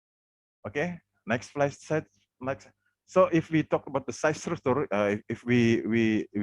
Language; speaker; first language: English; non-native, fluent; Indonesian